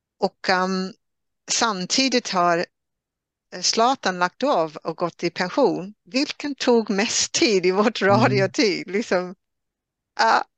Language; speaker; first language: Swedish; non-native, fluent; English